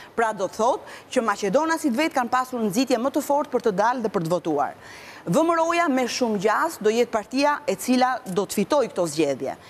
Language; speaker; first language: Albanian; native; Albanian